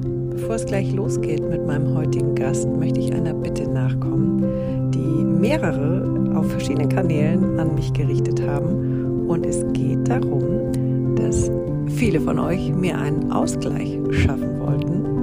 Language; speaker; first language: German; native; German